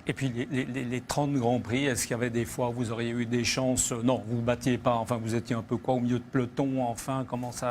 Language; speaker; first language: French; native; French